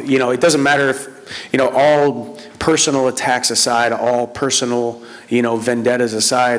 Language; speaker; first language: English; native; English